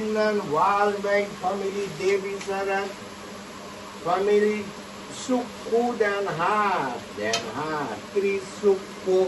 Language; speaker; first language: Dutch; non-native, local second language; Caribbean Hindustani